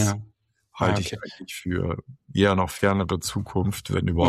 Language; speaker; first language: German; native; German